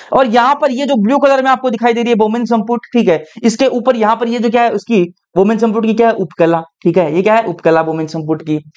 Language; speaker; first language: Hindi; native; Hindi